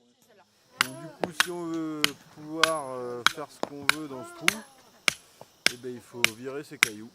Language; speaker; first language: French; native; French